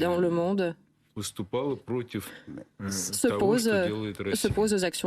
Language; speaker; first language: French; non-native, fluent; Russian